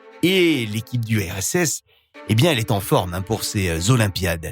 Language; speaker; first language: French; native; French